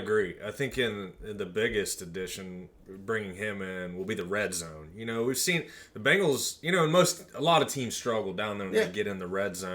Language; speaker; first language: English; native; English